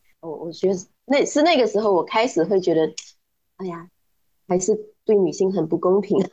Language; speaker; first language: Chinese; native; Chinese